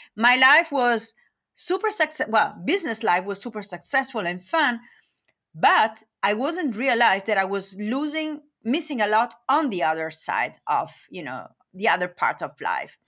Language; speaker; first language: English; non-native, fluent; Italian